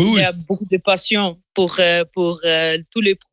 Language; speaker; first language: French; non-native, local second language; German